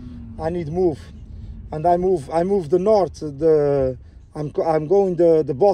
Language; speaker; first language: English; non-native, learner; Portuguese